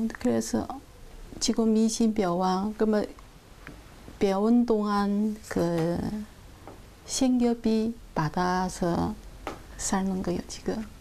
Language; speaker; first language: Korean; non-native, learner; Chinese